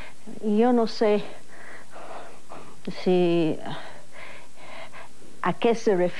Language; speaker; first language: Spanish; non-native, fluent; English